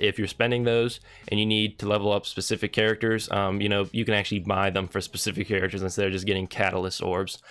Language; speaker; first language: English; native; English